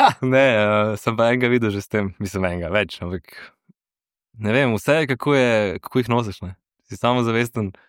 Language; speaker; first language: Slovenian; early bilingual, other home language; Serbian